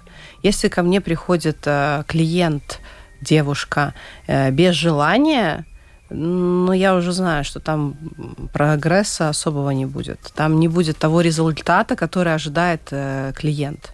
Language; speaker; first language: Russian; native; Russian